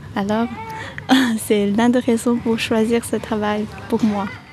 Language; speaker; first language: French; non-native, fluent; Chinese